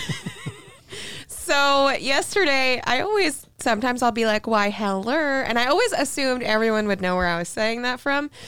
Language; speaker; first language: English; native; English